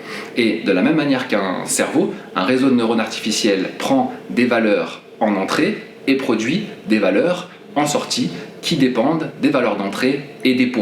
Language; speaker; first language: French; native; French